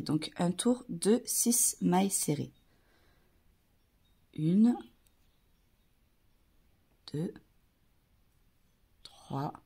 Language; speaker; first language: French; native; French